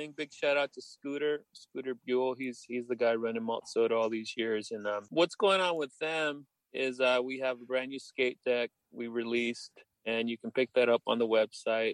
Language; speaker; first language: English; native; English